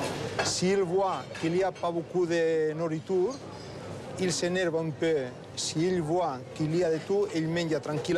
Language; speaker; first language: French; non-native, learner; Spanish